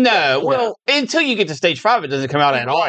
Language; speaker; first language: English; native; English